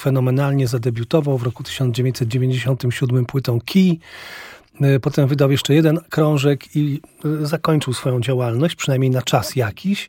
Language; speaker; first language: Polish; native; Polish